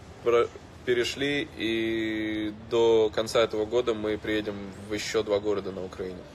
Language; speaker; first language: Russian; native; Russian